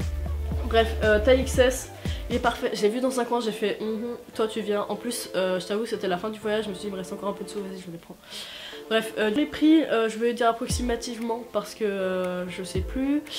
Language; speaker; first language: French; native; French